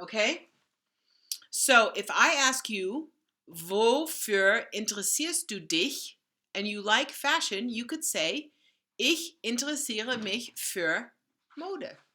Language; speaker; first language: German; non-native, fluent; English